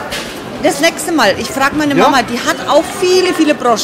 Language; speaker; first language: German; native; German